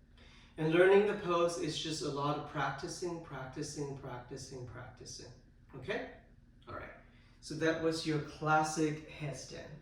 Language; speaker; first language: English; native; English